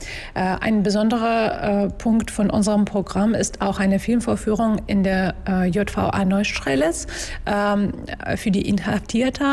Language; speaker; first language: German; non-native, fluent; Russian